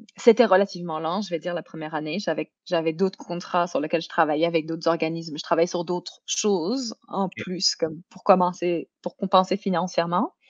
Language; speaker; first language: French; native; French